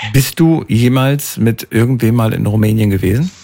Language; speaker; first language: German; native; German